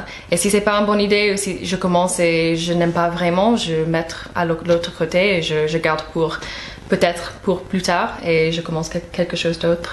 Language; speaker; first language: French; non-native, fluent; English